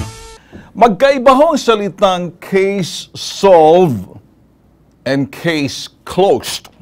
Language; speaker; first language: Filipino; native; Filipino